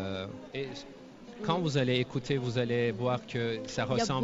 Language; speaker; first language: French; non-native, fluent; Turkish